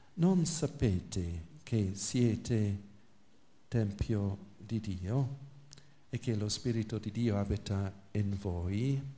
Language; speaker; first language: Italian; non-native, fluent; English